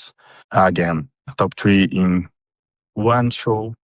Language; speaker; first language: English; non-native, learner; Portuguese